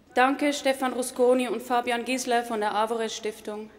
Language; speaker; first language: German; native; German